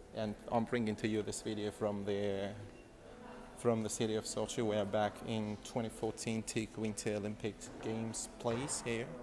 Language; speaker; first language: English; non-native, fluent; Russian